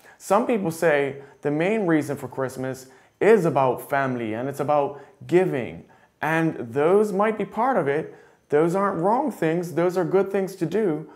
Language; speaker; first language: English; native; English